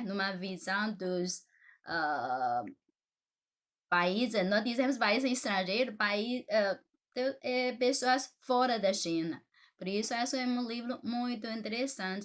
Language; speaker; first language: Portuguese; non-native, fluent; Chinese